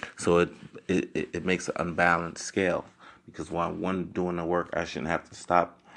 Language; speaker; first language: English; native; English